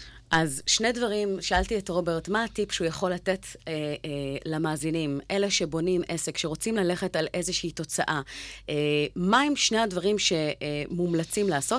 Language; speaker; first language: Hebrew; native; Hebrew